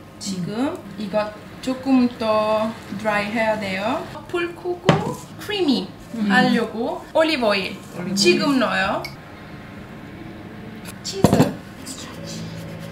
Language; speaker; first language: Korean; non-native, learner; Italian